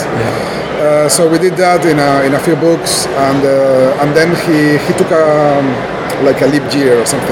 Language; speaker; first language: English; non-native, fluent; Spanish